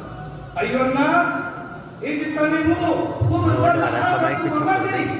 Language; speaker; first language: Arabic; non-native, learner; Urdu